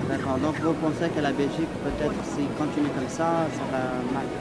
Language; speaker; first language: French; native; French